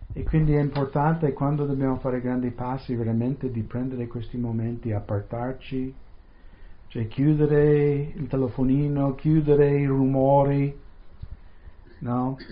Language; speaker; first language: Italian; non-native, fluent; English